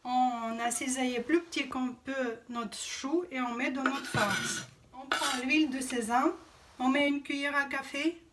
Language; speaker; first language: French; non-native, fluent; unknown